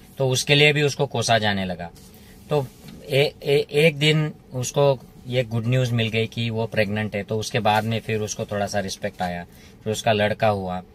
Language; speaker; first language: Hindi; non-native, local second language; Marathi